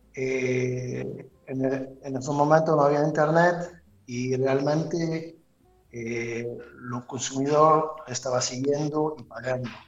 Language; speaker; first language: Spanish; non-native, fluent; French